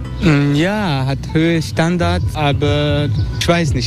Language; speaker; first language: German; non-native, learner; Turkish